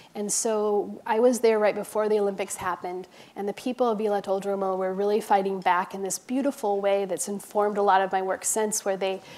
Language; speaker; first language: English; native; English